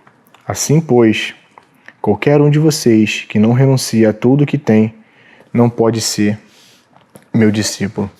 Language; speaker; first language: Portuguese; native; Portuguese